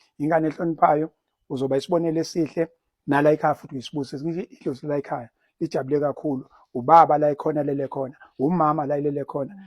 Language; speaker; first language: Zulu; native; Zulu